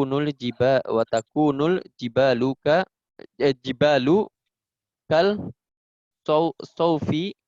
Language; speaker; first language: Arabic; non-native, learner; Indonesian